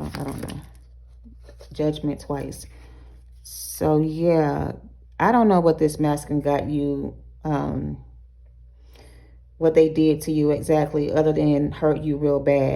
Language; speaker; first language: English; native; English